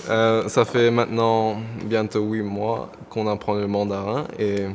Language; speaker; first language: French; non-native, local second language; Morisyen